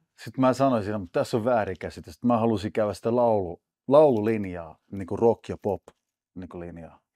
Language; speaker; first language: Finnish; early bilingual, heritage; Finnish